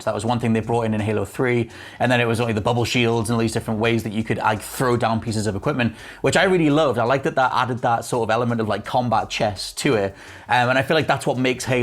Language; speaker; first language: English; native; English